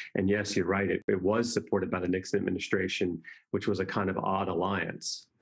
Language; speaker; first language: English; native; English